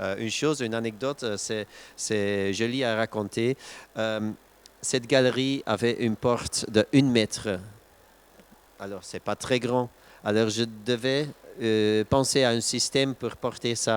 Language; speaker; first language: French; non-native, local second language; Dutch